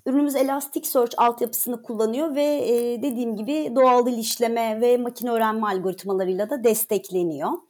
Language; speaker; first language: Turkish; native; Turkish